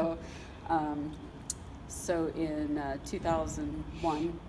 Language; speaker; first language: English; native; English